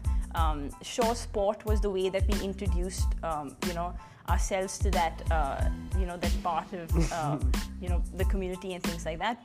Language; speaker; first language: English; non-native, local second language; Punjabi